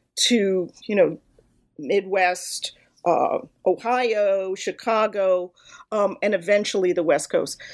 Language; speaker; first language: English; native; English